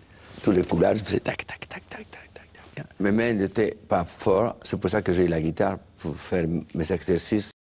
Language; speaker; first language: French; non-native, fluent; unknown